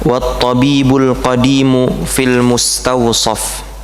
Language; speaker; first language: Arabic; non-native, fluent; Indonesian